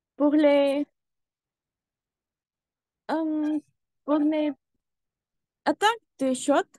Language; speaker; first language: French; non-native, learner; Spanish